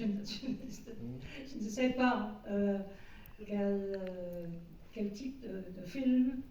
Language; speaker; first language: French; non-native, learner; English